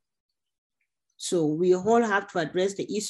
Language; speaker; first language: English; non-native, local second language; Acoli